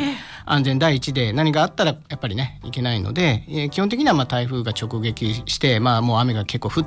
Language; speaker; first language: Japanese; native; Japanese